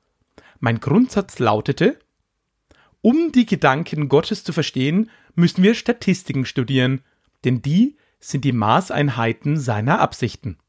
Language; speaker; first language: German; native; German